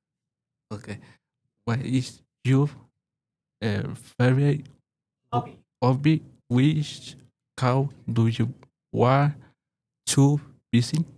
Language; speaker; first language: English; non-native, learner; Spanish